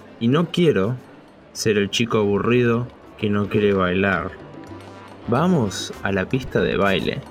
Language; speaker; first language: Spanish; early bilingual, heritage; Spanish